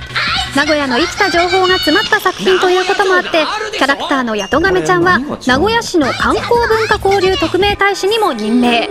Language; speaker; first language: Japanese; native; Japanese